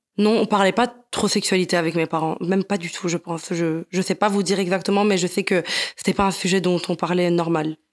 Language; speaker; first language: French; non-native, fluent; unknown